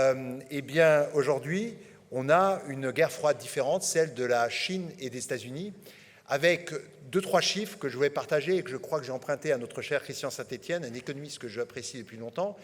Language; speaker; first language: French; native; French